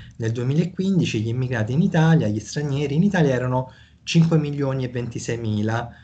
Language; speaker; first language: Italian; native; Italian